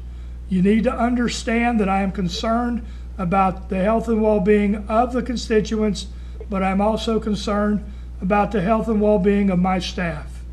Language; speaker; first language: English; native; English